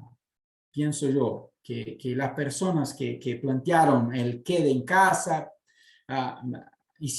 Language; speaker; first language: Spanish; non-native, fluent; Portuguese